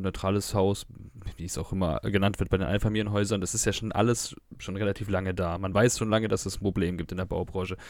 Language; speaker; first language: German; native; German